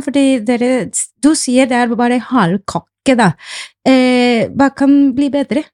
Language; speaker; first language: Norwegian; non-native, fluent; Spanish